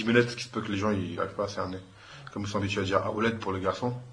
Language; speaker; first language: Arabic; non-native, fluent; French